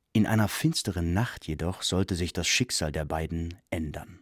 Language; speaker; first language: German; native; German